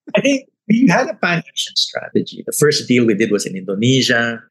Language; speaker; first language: English; non-native, local second language; Filipino